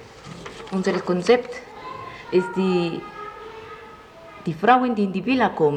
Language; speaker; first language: German; non-native, fluent; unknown